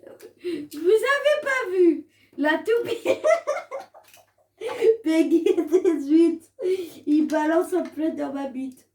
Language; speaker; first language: French; native; French